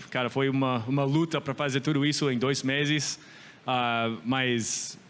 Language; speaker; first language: Portuguese; non-native, learner; English